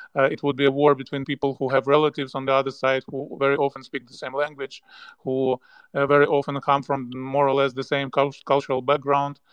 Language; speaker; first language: English; non-native, fluent; Ukrainian